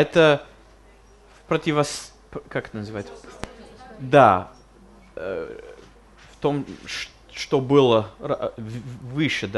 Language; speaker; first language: Russian; non-native, fluent; English